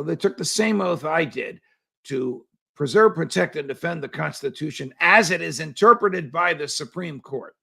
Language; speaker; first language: English; native; English